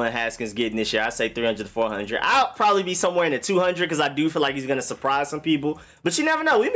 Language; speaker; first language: English; native; English